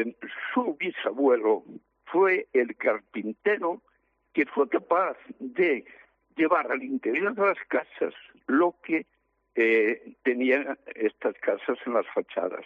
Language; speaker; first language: Spanish; native; Spanish